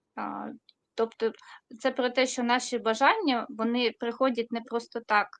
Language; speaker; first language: Ukrainian; non-native, local second language; Russian